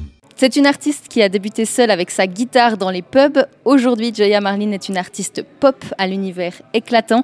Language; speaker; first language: French; native; French